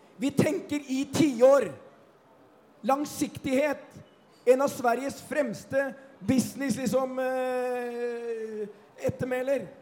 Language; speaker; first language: Norwegian; native; Norwegian